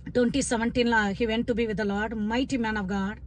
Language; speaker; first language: English; non-native, local second language; Tamil